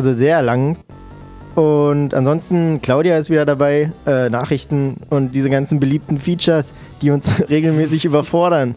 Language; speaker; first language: German; native; German